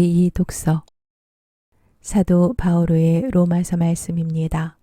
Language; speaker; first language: Korean; native; Korean